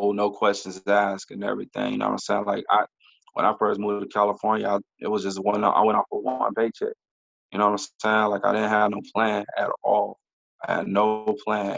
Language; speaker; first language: English; native; English